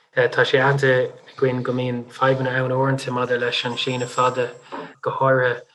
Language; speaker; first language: Irish; non-native, local second language; English